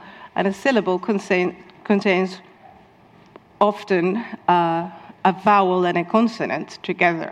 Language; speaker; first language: English; non-native, fluent; Dutch